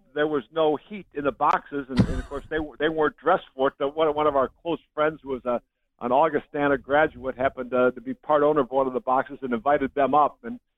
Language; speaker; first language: English; native; English